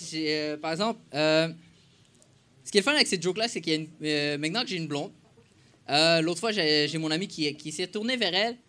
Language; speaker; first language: French; non-native, fluent; Spanish